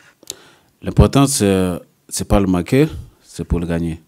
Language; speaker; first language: French; non-native, learner; English